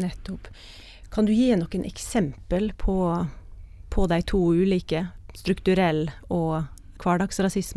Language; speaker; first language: Norwegian; native; Norwegian